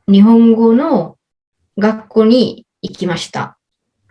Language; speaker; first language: Japanese; non-native, learner; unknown